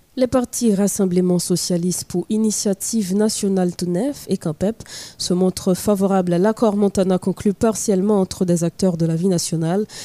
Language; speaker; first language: French; non-native, local second language; Haitian Creole